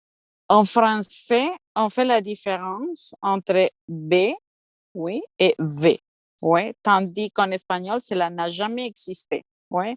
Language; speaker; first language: French; non-native, fluent; Spanish